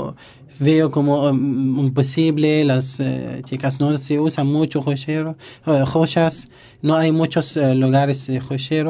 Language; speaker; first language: Spanish; non-native, learner; Arabic